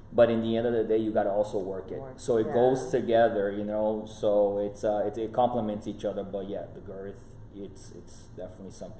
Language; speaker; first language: English; non-native, fluent; Portuguese